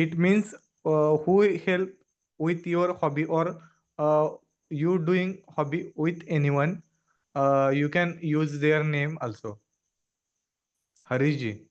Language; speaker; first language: English; non-native, learner; Hindi